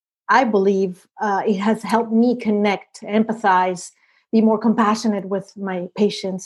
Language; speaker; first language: English; non-native, fluent; Spanish